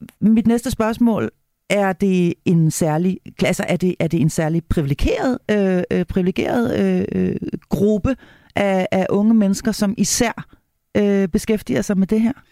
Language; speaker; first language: Danish; native; Danish